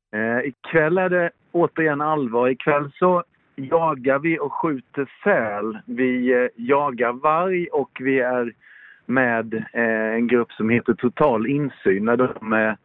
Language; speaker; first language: Swedish; native; Swedish